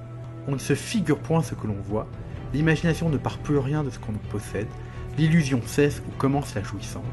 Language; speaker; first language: French; native; French